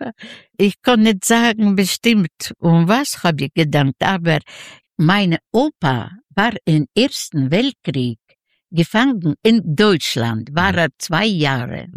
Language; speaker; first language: German; non-native, fluent; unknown